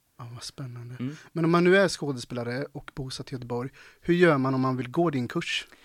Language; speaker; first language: Swedish; native; Swedish